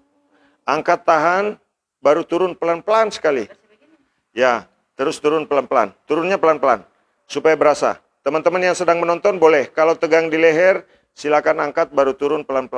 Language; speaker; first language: Indonesian; native; Indonesian